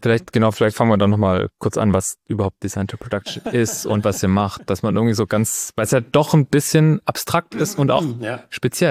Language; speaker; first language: German; native; German